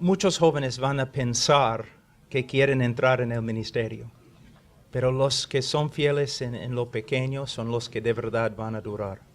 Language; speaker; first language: Spanish; non-native, fluent; English